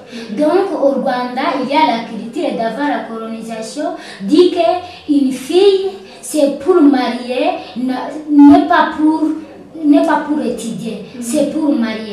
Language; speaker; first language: French; non-native, learner; Kinyarwanda